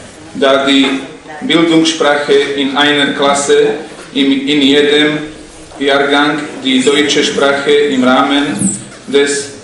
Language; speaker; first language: German; non-native, fluent; Slovak